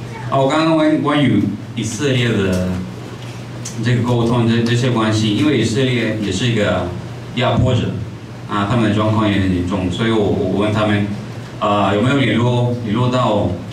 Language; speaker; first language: Chinese; native; Chinese